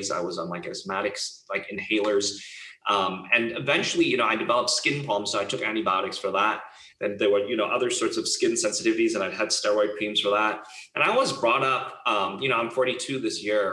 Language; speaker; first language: English; non-native, local second language; Cantonese